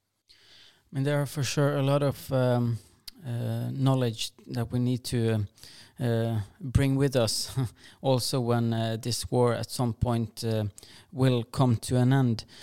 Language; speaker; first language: English; non-native, fluent; Norwegian